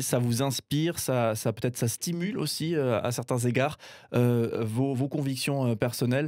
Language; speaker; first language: French; native; French